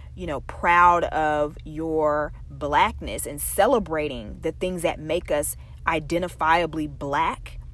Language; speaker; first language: English; native; English